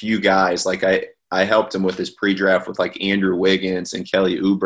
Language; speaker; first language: English; native; English